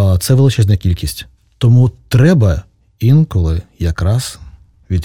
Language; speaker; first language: Ukrainian; native; Ukrainian